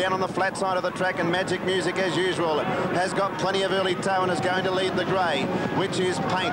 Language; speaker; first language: English; native; English